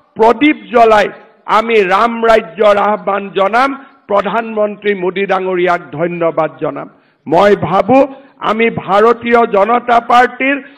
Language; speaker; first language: Assamese; native; Assamese